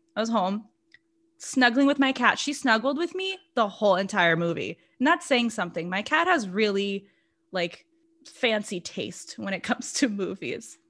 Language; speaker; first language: English; non-native, fluent; Portuguese